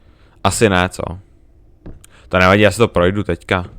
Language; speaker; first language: Czech; native; Czech